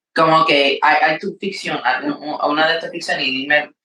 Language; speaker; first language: Spanish; early bilingual, heritage; Spanish